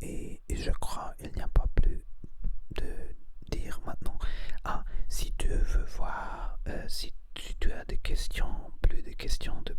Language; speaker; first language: French; non-native, learner; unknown